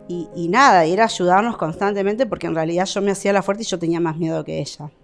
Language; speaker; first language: Spanish; native; Spanish